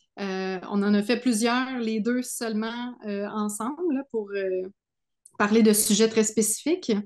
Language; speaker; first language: French; native; French